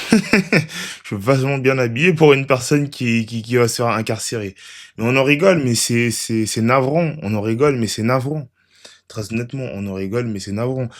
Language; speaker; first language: French; native; French